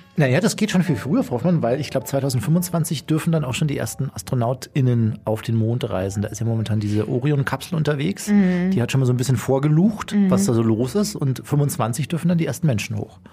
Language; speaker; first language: German; native; German